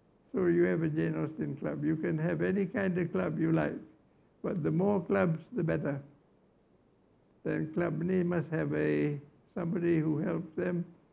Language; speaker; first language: English; non-native, local second language; Malay